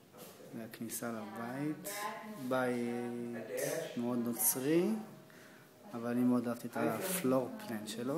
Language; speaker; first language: Hebrew; native; Hebrew